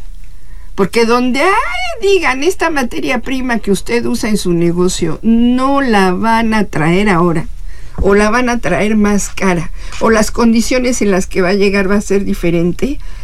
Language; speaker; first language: Spanish; native; Spanish